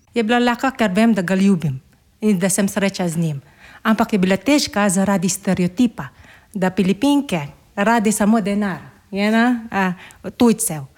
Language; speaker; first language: Slovenian; non-native, learner; Filipino